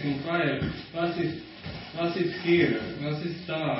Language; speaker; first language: German; non-native, learner; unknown